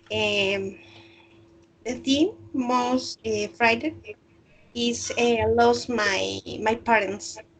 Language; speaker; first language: English; non-native, learner; Spanish